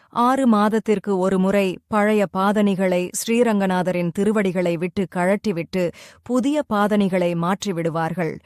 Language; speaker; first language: Tamil; native; Tamil